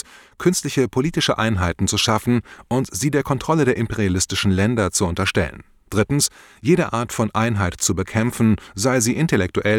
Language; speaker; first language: German; native; German